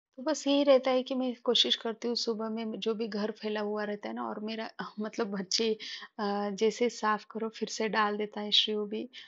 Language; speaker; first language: Hindi; non-native, local second language; Marathi